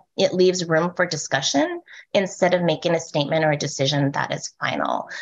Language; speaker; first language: English; native; English